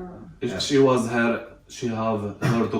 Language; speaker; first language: English; non-native, learner; Arabic